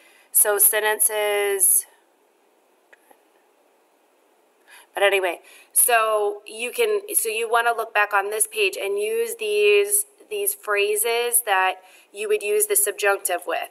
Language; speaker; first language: English; native; English